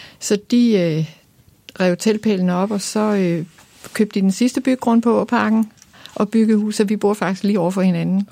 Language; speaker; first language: Danish; native; Danish